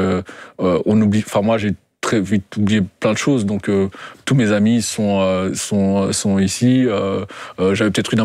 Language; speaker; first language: French; non-native, fluent; Kinyarwanda